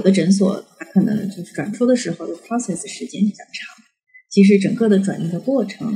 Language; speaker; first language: Chinese; native; Chinese